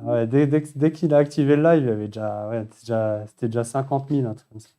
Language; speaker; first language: French; native; French